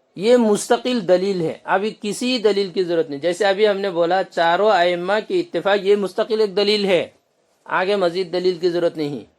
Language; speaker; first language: Urdu; non-native, local second language; Manipuri